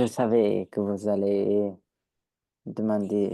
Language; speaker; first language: French; non-native, learner; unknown